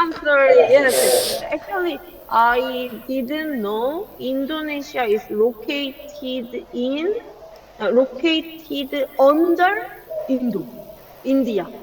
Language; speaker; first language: English; non-native, learner; Korean